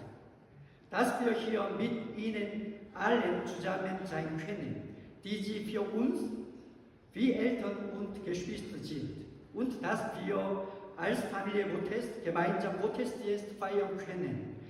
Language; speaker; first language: German; non-native, learner; Korean